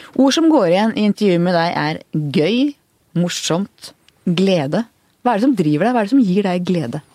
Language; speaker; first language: Norwegian; native; Norwegian